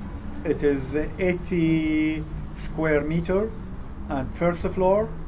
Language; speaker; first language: English; non-native, fluent; Arabic